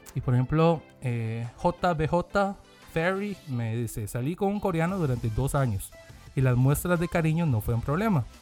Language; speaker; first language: Spanish; non-native, fluent; Korean